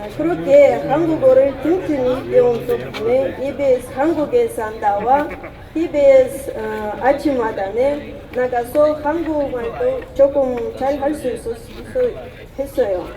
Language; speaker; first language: Korean; non-native, learner; Russian